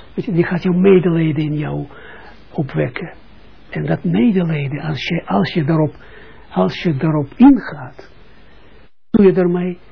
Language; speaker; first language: Dutch; non-native, fluent; Russian